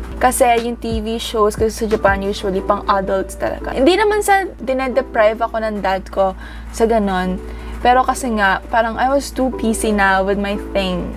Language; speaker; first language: Filipino; early bilingual, heritage; Japanese